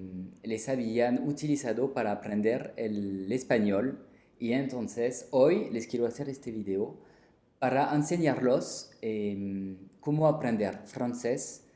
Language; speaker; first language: Spanish; non-native, fluent; French